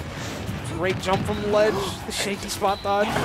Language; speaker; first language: English; native; English